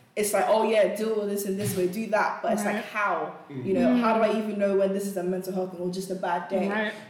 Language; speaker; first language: English; non-native, local second language; Akan